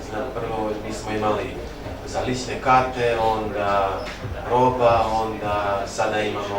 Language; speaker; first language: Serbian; non-native, local second language; Albanian